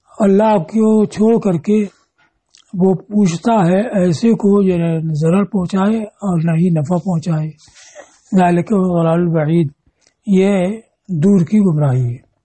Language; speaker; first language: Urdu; native; Urdu